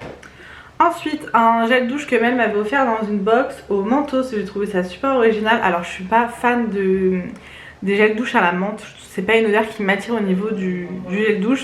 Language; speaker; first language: French; native; French